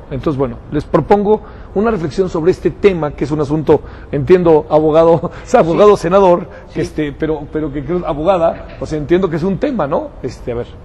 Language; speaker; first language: Spanish; native; Spanish